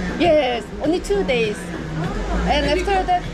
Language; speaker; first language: English; non-native, learner; Korean